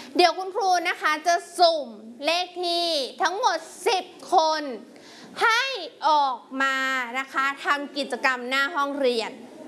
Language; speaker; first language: Thai; native; Thai